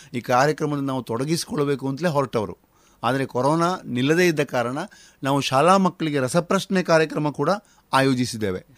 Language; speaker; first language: Kannada; non-native, local second language; Konkani